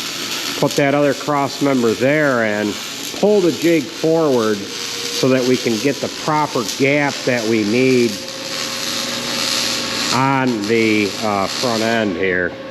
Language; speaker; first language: English; native; English